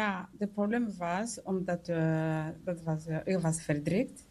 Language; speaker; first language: Dutch; non-native, learner; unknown